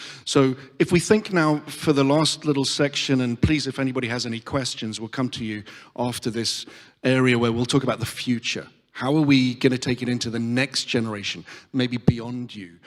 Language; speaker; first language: English; non-native, fluent; Italian